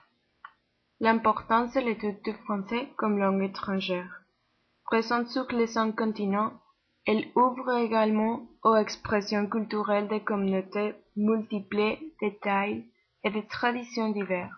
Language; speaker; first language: French; non-native, learner; Spanish